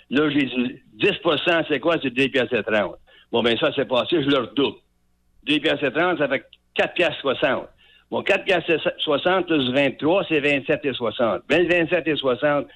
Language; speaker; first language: French; native; French